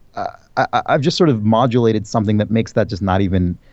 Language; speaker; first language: English; native; English